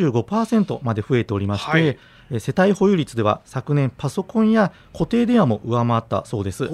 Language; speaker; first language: Japanese; native; Japanese